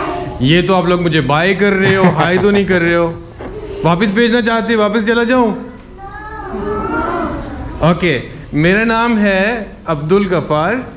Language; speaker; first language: Hindi; native; Hindi